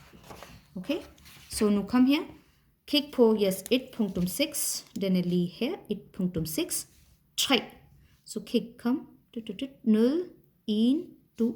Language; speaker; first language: Danish; non-native, fluent; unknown